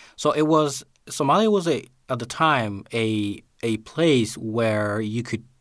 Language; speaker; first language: English; non-native, fluent; Somali